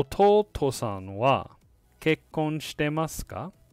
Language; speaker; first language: Japanese; non-native, fluent; English